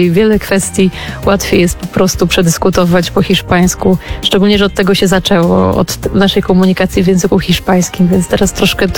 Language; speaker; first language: Polish; native; Polish